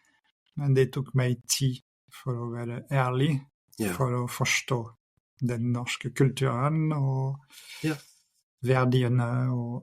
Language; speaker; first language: Norwegian; non-native, fluent; French